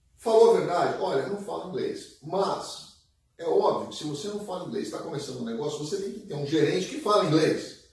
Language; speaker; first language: Portuguese; native; Portuguese